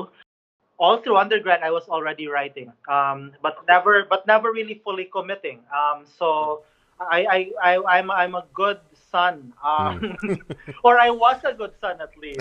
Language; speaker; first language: English; non-native, local second language; Cebuano